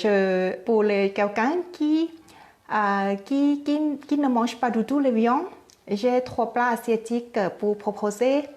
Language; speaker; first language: French; non-native, learner; Thai